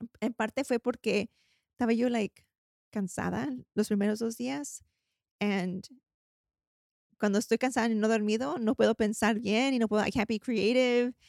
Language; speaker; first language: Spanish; early bilingual, heritage; Spanish